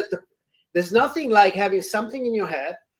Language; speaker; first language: English; non-native, fluent; Italian